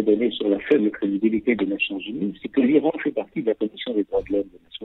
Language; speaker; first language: French; native; French